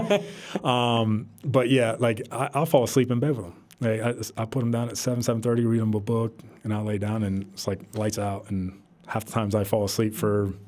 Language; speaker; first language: English; native; English